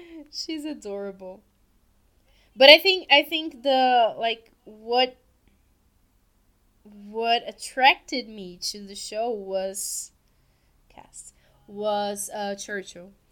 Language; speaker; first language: English; non-native, fluent; Portuguese